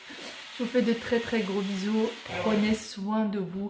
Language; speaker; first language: French; native; French